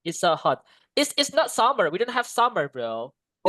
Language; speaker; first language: English; non-native, fluent; Indonesian